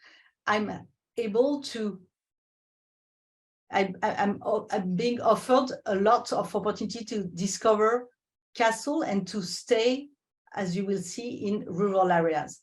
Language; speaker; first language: English; non-native, fluent; French